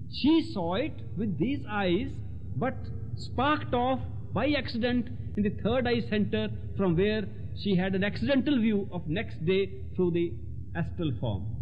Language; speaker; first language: English; non-native, local second language; Hindi